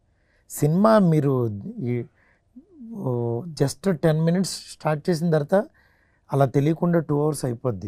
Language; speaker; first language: Telugu; native; Telugu